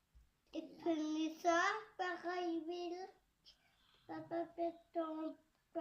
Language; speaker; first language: French; native; French